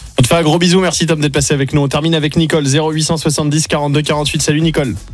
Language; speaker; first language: French; native; French